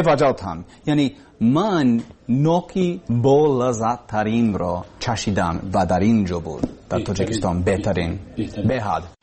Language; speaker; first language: Persian; non-native, learner; English